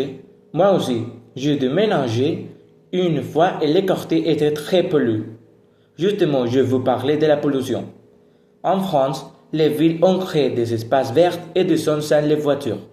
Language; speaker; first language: French; non-native, learner; Spanish